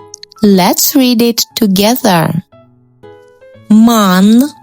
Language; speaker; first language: English; non-native, fluent; Russian